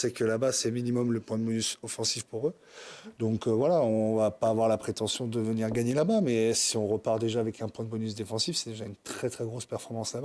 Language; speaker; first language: French; native; French